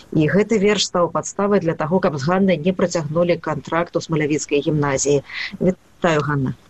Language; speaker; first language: Belarusian; native; Belarusian